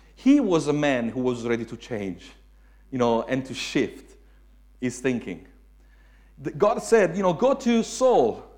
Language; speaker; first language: English; non-native, fluent; Italian